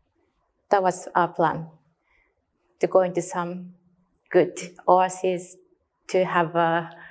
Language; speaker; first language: English; non-native, learner; Japanese